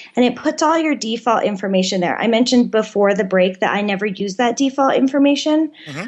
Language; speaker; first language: English; native; English